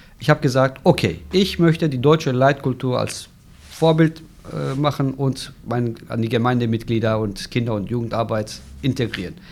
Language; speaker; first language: German; non-native, fluent; Turkish